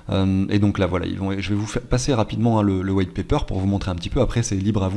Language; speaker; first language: French; native; French